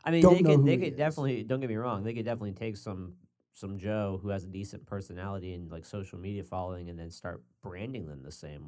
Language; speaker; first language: English; native; English